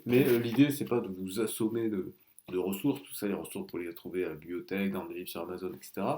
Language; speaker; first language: French; native; French